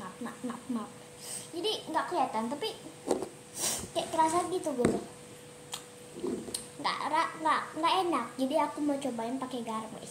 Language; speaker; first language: Indonesian; native; Indonesian